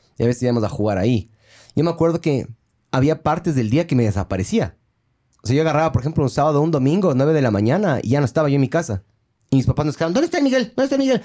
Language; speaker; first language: Spanish; native; Spanish